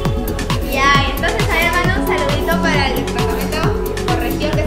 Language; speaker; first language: Spanish; native; Spanish